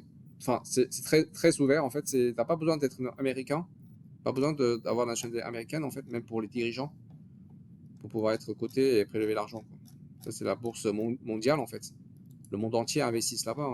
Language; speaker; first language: French; native; French